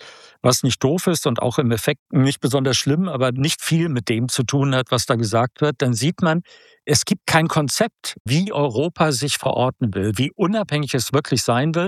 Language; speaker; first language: German; native; German